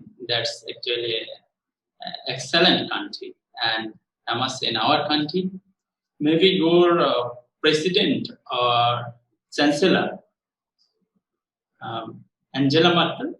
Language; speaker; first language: English; non-native, learner; Bangla